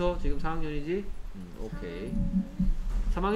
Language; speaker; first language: Korean; native; Korean